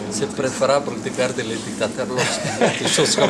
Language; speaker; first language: French; non-native, fluent; Somali